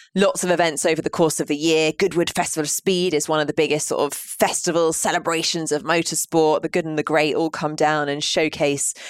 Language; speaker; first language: English; native; English